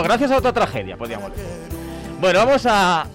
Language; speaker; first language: Spanish; native; Spanish